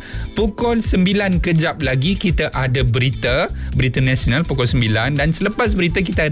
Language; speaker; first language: Malay; native; Malay